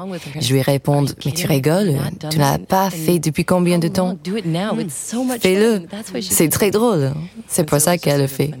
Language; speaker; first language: French; non-native, fluent; English